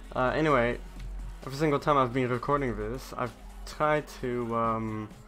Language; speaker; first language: English; native; English